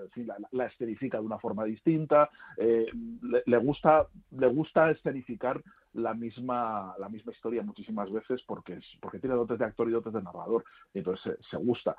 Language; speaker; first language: Spanish; native; Spanish